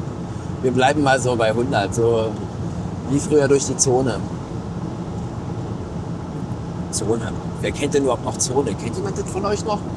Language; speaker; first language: German; native; German